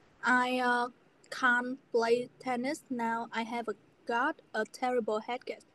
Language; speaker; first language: English; non-native, learner; Vietnamese